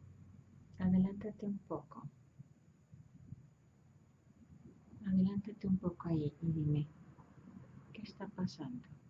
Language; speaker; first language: Spanish; native; Spanish